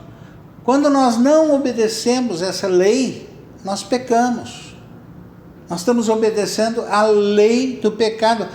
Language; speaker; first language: Portuguese; native; Portuguese